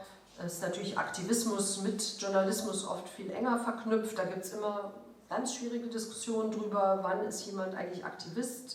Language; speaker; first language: German; native; German